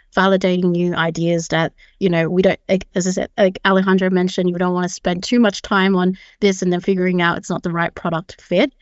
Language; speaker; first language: English; native; English